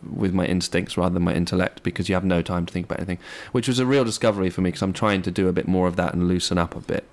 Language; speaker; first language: English; native; English